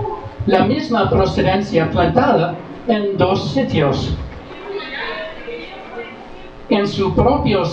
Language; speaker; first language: Spanish; non-native, learner; English